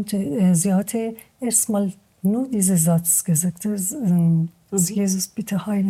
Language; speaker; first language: German; non-native, learner; Persian